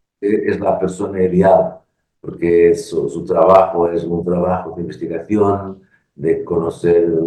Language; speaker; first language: Spanish; non-native, learner; Portuguese